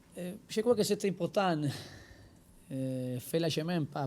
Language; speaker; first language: French; non-native, learner; Spanish